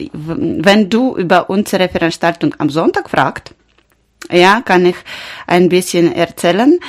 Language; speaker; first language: German; non-native, learner; Ukrainian